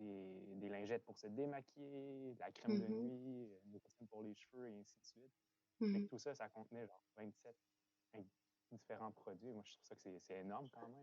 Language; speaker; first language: French; native; French